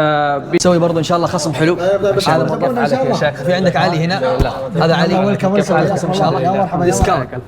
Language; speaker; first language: Arabic; native; Arabic